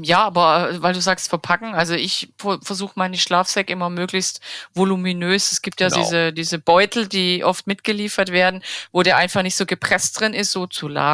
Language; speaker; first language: German; native; German